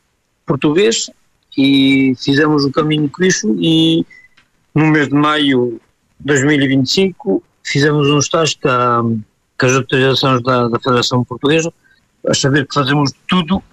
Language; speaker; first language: Portuguese; early bilingual, heritage; Portuguese